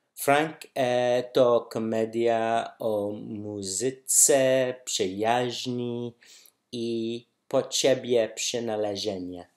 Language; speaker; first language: Polish; non-native, learner; English